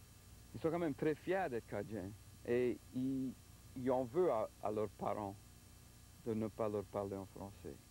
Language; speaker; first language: French; native; French